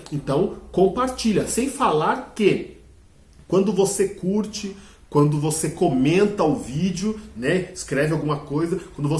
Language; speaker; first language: Portuguese; native; Portuguese